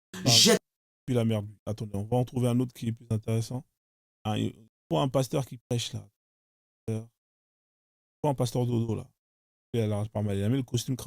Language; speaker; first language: French; native; French